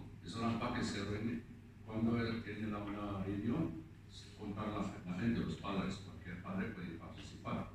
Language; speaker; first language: Spanish; non-native, fluent; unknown